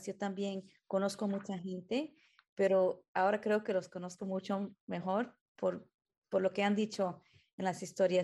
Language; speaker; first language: Spanish; early bilingual, heritage; Spanish